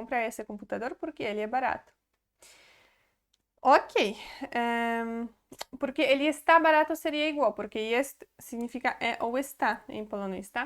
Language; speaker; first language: Portuguese; non-native, fluent; Polish